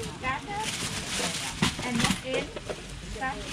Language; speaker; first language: Dutch; non-native, learner; Thai